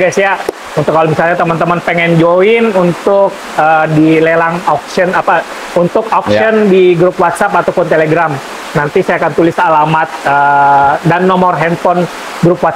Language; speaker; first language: Indonesian; native; Indonesian